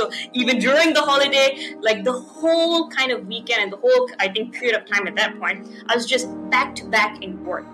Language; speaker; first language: English; non-native, local second language; Tamil